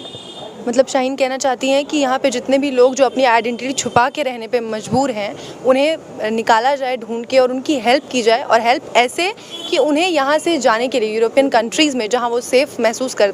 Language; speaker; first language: Hindi; native; Hindi